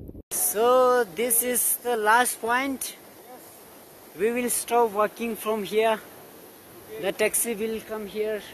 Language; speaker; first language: English; non-native, local second language; Ladakhi